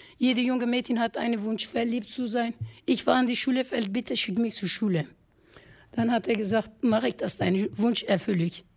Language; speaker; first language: German; non-native, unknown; Kurdish